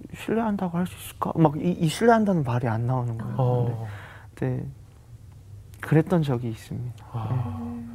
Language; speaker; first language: Korean; native; Korean